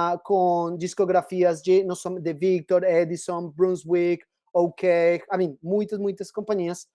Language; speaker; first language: Portuguese; non-native, fluent; Spanish